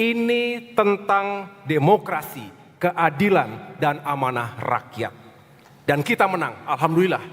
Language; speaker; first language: Indonesian; native; Indonesian